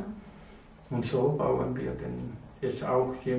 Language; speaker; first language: German; non-native, learner; Spanish